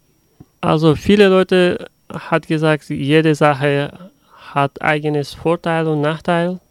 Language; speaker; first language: German; non-native, learner; Uzbek